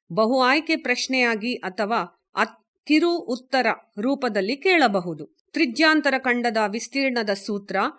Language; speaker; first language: Kannada; native; Kannada